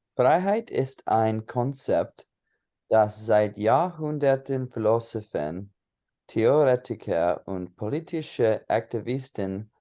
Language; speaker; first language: German; non-native, learner; English